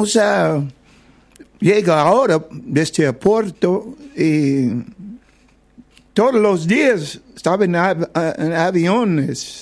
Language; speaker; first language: Spanish; non-native, learner; English